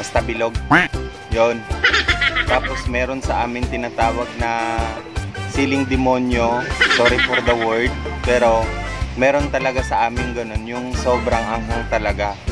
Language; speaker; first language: Filipino; non-native, local second language; Bikol